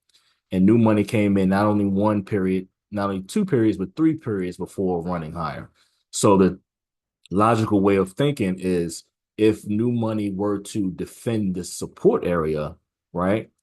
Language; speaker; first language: English; native; English